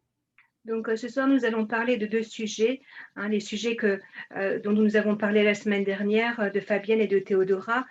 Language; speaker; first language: French; native; French